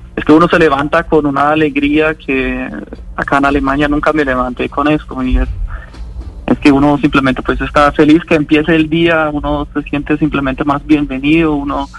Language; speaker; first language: Spanish; non-native, fluent; German